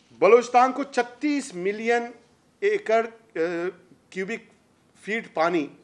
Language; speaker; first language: Urdu; non-native, local second language; Baluchi